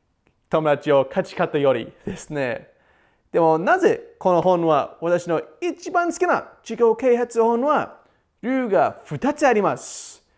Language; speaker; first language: Japanese; non-native, learner; English